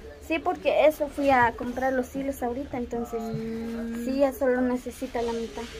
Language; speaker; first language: Spanish; non-native, local second language; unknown